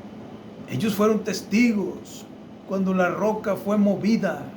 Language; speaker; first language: Spanish; native; Spanish